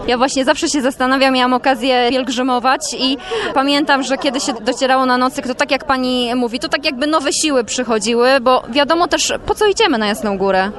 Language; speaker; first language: Polish; native; Polish